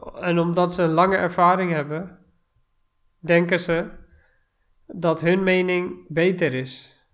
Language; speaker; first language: Dutch; non-native, fluent; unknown